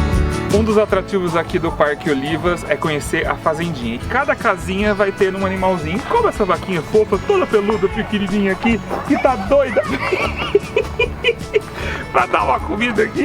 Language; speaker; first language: Portuguese; native; Portuguese